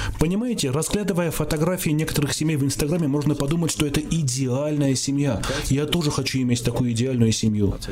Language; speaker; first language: Russian; non-native, local second language; Armenian